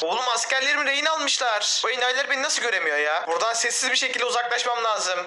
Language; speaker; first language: Turkish; native; Turkish